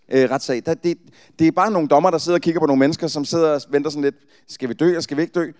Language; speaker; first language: Danish; native; Danish